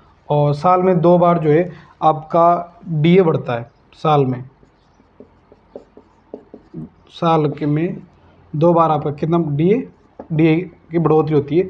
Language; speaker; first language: Hindi; native; Hindi